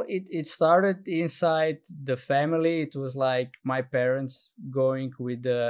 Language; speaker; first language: English; non-native, fluent; Slovenian